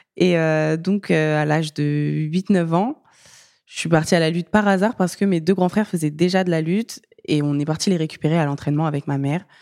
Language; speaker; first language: French; early bilingual, other home language; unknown